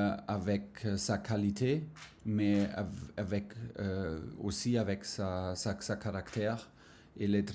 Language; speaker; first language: French; non-native, fluent; German